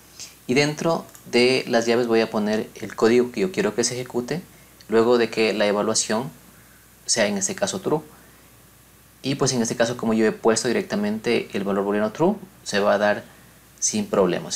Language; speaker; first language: Spanish; native; Spanish